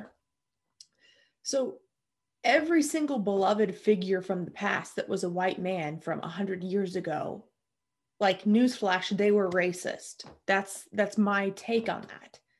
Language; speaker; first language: English; native; English